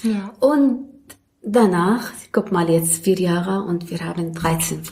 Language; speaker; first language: German; non-native, learner; Arabic